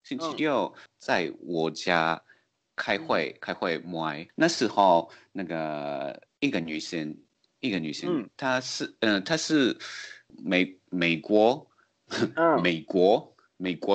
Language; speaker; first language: Chinese; non-native, learner; Japanese